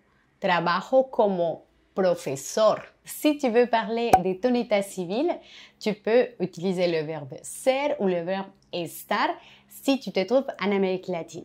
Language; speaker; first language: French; non-native, fluent; Spanish